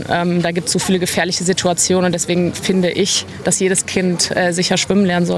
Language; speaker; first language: German; native; German